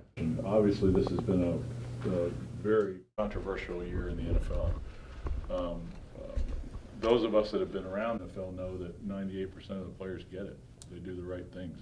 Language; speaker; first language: English; native; English